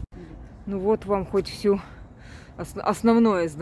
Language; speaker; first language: Russian; native; Russian